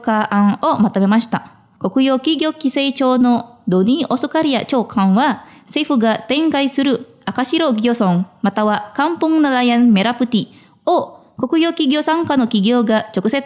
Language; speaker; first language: Japanese; non-native, fluent; Indonesian